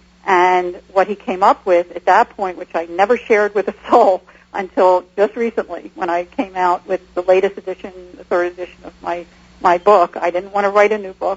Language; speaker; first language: English; native; English